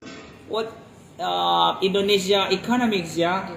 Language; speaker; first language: English; non-native, fluent; Indonesian